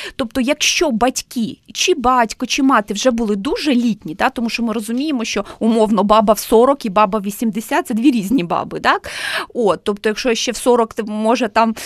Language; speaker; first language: Ukrainian; native; Ukrainian